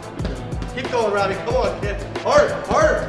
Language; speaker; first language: English; native; English